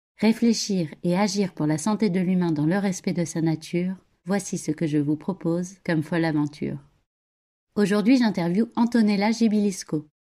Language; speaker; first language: French; native; French